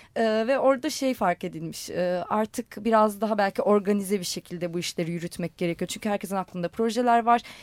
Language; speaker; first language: Turkish; non-native, local second language; Armenian